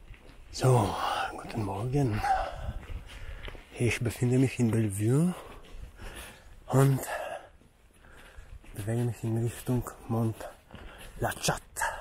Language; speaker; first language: German; non-native, fluent; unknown